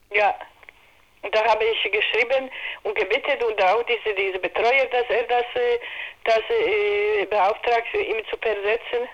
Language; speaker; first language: German; non-native, learner; Polish